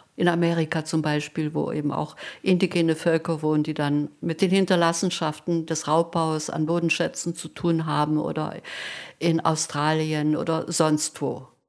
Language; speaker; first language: German; non-native, local second language; Upper Sorbian